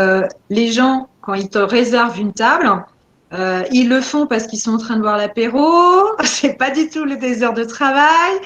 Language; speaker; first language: French; native; French